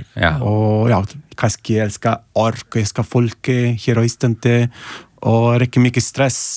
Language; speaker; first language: Icelandic; non-native, learner; Italian